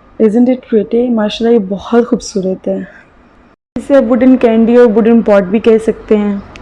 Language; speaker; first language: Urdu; native; Urdu